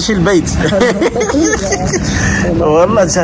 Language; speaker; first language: Arabic; non-native, learner; French